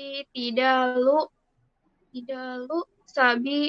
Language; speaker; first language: Arabic; non-native, learner; Indonesian